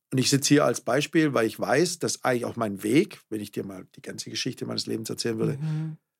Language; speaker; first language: German; native; German